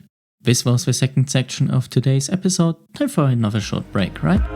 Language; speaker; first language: English; non-native, fluent; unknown